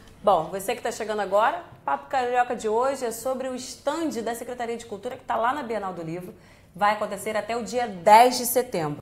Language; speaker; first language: Portuguese; native; Portuguese